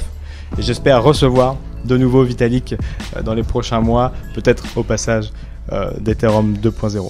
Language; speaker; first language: French; native; French